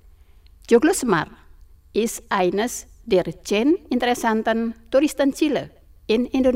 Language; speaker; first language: German; non-native, fluent; Indonesian